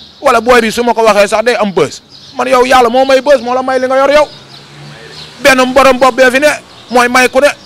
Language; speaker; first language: Wolof; native; Wolof